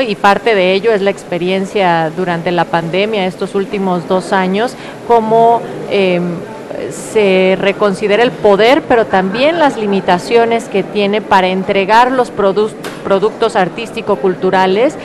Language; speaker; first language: Spanish; native; Spanish